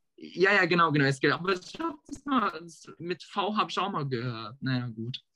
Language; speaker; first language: German; early bilingual, other home language; Turkish